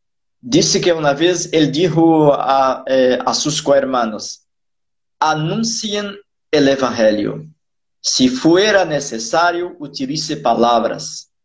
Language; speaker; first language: Spanish; non-native, fluent; Portuguese